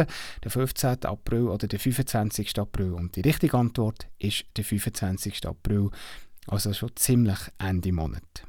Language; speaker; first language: German; native; German